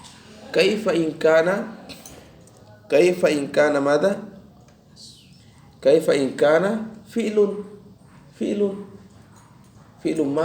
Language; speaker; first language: Arabic; non-native, fluent; Indonesian